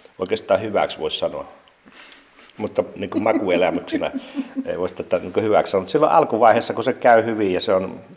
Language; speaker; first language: Finnish; native; Finnish